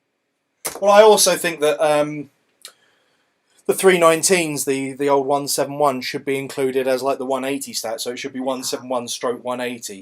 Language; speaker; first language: English; native; English